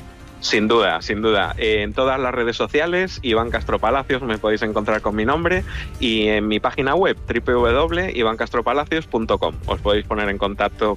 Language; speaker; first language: Spanish; native; Spanish